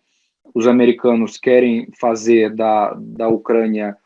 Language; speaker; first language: Portuguese; early bilingual, heritage; Portuguese